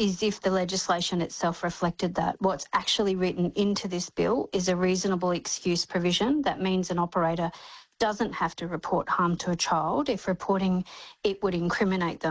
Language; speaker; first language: English; native; English